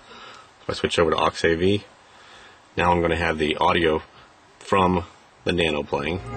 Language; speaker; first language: English; native; English